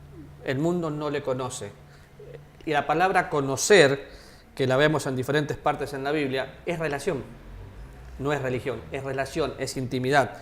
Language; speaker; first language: Spanish; native; Spanish